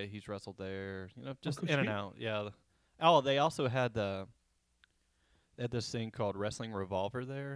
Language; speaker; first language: English; native; English